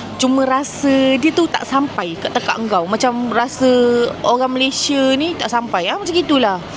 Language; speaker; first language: Malay; native; Malay